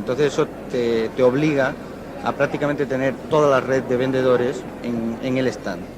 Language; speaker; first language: Spanish; native; Spanish